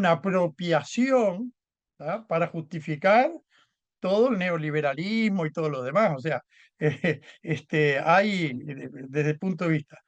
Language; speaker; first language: Spanish; native; Spanish